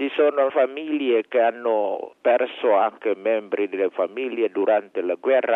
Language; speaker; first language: Italian; non-native, learner; Indonesian